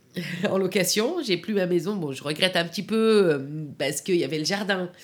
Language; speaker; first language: French; non-native, fluent; Persian